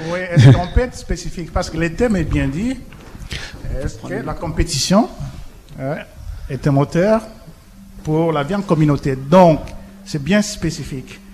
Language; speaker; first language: French; non-native, local second language; Lingala